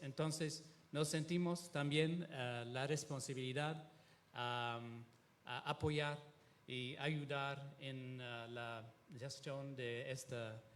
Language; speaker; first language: Spanish; non-native, fluent; Italian